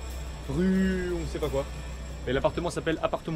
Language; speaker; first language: French; native; French